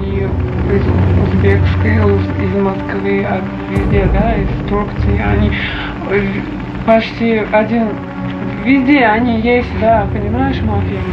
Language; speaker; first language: Russian; non-native, learner; Uzbek